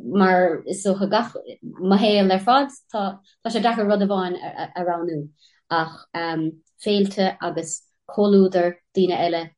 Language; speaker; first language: Irish; native; Irish